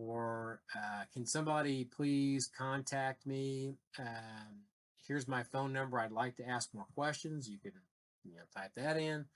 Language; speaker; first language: English; native; English